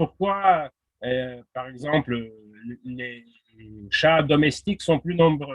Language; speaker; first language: French; non-native, fluent; Russian